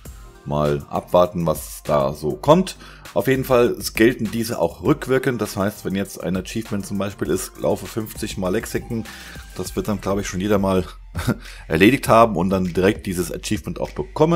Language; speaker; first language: German; native; German